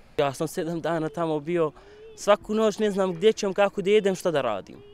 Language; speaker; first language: Croatian; non-native, learner; Kurdish